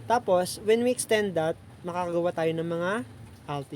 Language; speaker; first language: Filipino; native; Filipino